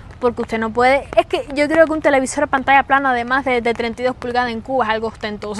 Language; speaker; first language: Spanish; native; Spanish